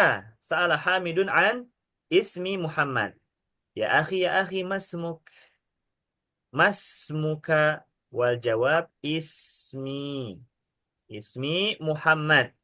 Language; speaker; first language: Arabic; non-native, fluent; Indonesian